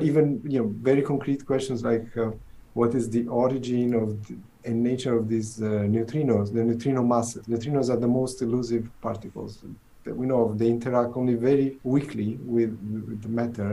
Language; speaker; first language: English; non-native, fluent; Italian